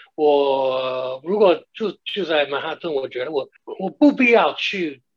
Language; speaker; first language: Chinese; non-native, fluent; English